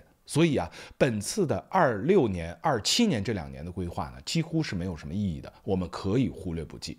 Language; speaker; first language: Chinese; native; Chinese